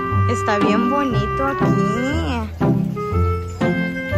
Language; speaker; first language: Spanish; early bilingual, heritage; Spanish